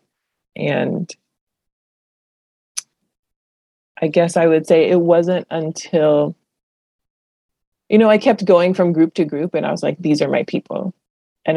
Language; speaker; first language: English; early bilingual, other home language; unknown